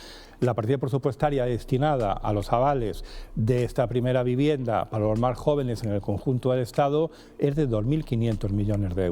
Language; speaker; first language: Spanish; native; Spanish